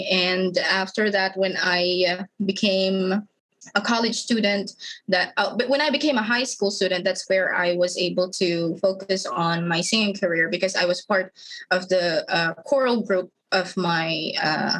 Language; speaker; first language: English; non-native, local second language; Filipino